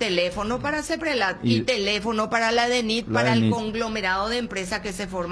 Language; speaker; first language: Spanish; native; Spanish